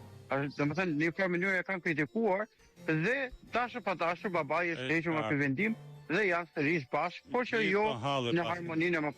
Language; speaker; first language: Albanian; native; Albanian